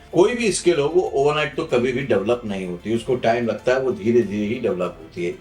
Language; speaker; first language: Hindi; native; Hindi